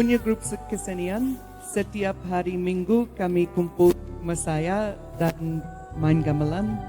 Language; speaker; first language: Indonesian; non-native, learner; English